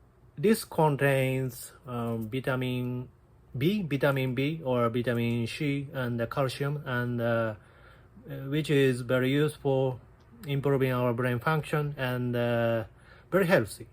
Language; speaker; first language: English; non-native, learner; Japanese